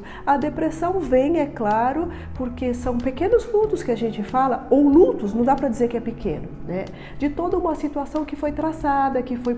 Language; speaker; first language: Portuguese; native; Portuguese